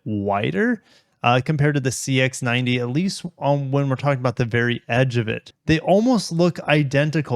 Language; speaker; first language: English; native; English